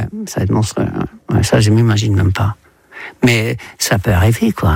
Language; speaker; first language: French; non-native, fluent; Dutch